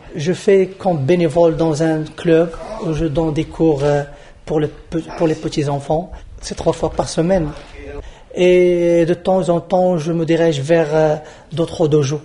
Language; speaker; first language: French; non-native, local second language; Arabic